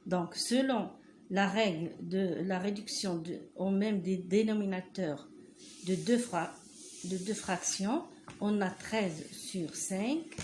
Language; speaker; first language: French; non-native, local second language; Arabic